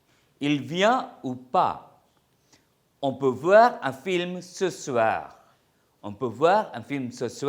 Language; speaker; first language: French; non-native, fluent; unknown